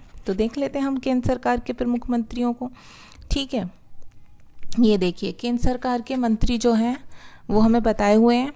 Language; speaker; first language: Hindi; native; Hindi